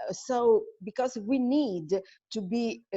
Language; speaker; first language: English; non-native, fluent; Italian